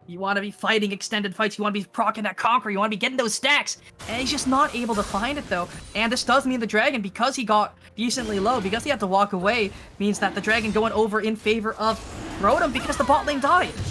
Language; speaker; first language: English; native; English